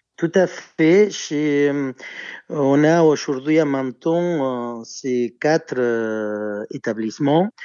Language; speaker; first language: French; non-native, fluent; Spanish